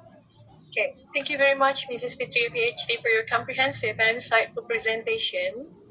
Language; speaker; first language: English; non-native, fluent; Indonesian